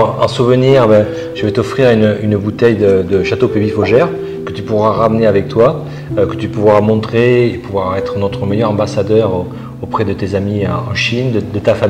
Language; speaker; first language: French; native; French